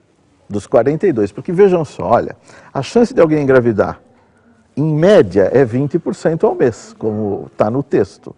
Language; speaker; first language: Portuguese; native; Portuguese